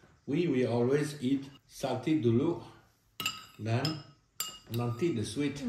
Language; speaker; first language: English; non-native, learner; French